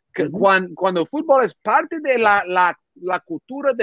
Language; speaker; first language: Spanish; non-native, learner; English